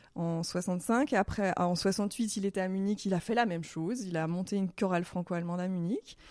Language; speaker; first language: French; native; French